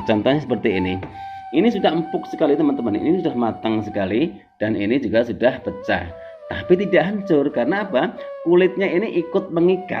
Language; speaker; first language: Indonesian; native; Indonesian